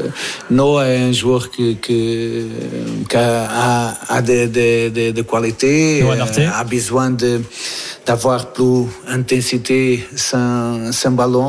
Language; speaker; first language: French; non-native, learner; Portuguese